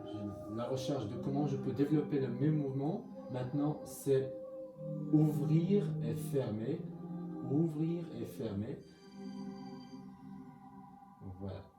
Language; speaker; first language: French; non-native, learner; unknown